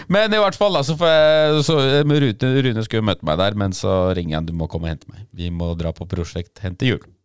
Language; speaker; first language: Norwegian; early bilingual, other home language; Polish